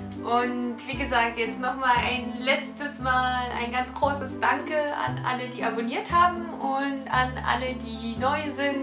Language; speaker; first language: German; native; German